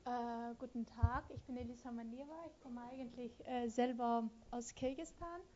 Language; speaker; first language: German; non-native, fluent; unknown